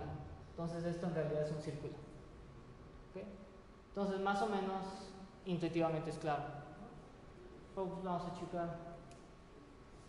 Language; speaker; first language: Spanish; native; Spanish